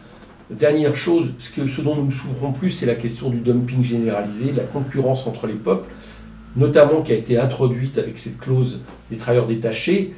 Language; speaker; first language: French; native; French